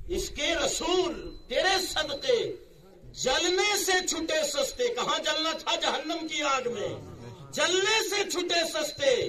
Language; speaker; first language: Hindi; native; Hindi